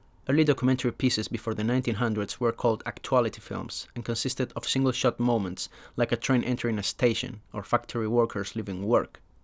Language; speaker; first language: English; non-native, fluent; Spanish